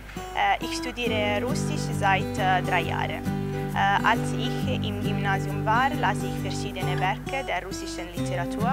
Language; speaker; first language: German; non-native, learner; Italian